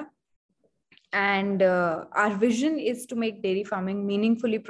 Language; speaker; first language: English; non-native, local second language; Hindi